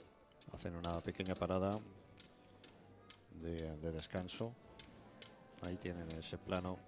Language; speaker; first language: Spanish; native; Spanish